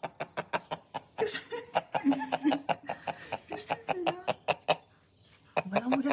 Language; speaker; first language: French; native; French